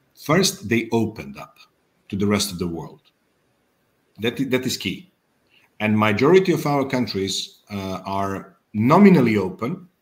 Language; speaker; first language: English; non-native, fluent; Serbian